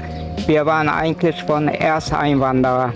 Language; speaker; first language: German; early bilingual, other home language; Turkish